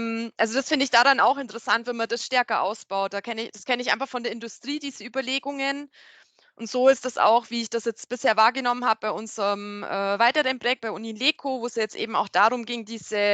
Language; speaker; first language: German; native; German